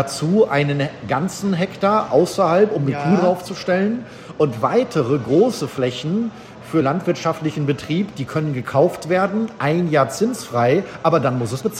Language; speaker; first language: German; native; German